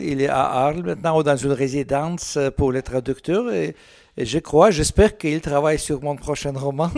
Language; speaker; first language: French; non-native, learner; Russian